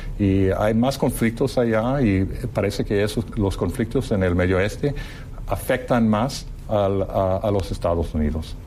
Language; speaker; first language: Spanish; non-native, fluent; English